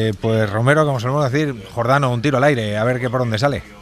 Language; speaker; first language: Spanish; native; Spanish